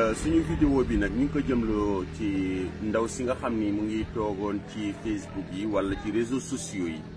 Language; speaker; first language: Wolof; non-native, local second language; Fula